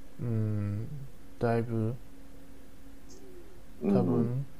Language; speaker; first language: Japanese; non-native, learner; Chinese